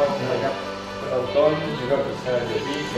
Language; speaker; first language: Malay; non-native, fluent; Korean